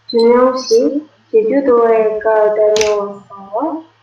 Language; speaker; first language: Korean; non-native, learner; Indonesian